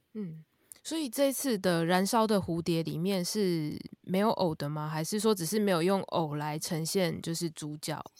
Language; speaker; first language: Chinese; native; Chinese